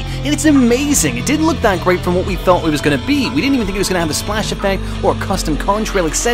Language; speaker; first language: English; native; English